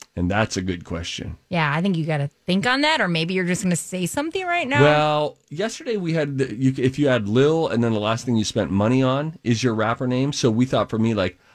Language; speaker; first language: English; native; English